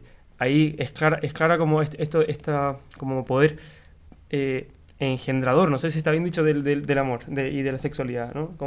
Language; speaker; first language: Spanish; native; Spanish